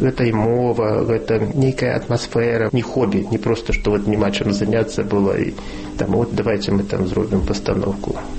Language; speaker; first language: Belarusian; non-native, local second language; Russian